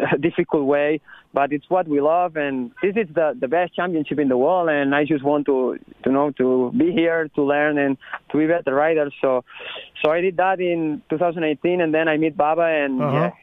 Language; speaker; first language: English; non-native, learner; Spanish